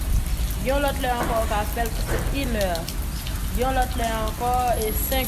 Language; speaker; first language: French; non-native, learner; Haitian Creole